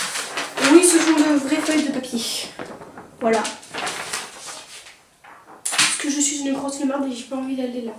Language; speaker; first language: French; native; French